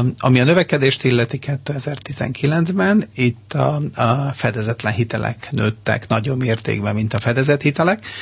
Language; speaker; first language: Hungarian; non-native, fluent; Serbian